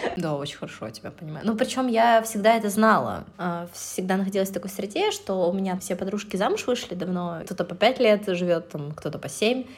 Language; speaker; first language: Russian; native; Russian